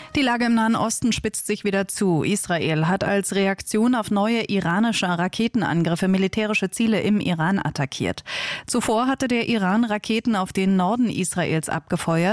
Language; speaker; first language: German; native; German